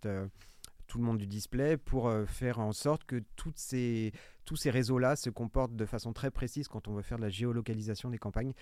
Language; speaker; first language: French; native; French